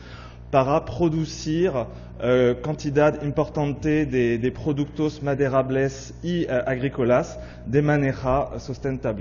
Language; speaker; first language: Spanish; non-native, fluent; French